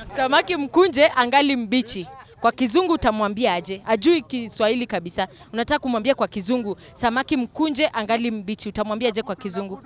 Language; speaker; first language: Swahili; native; Swahili